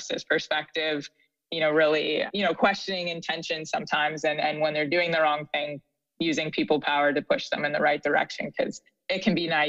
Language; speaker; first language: English; native; English